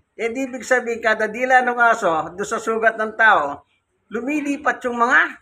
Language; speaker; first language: Filipino; non-native, local second language; Pampanga